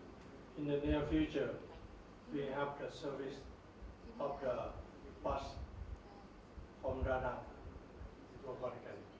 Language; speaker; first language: English; non-native, learner; Thai